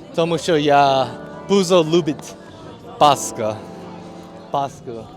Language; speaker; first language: Ukrainian; non-native, learner; English